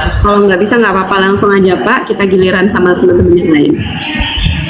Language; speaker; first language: Indonesian; native; Indonesian